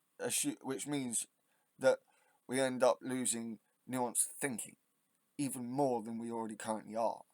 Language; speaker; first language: English; native; English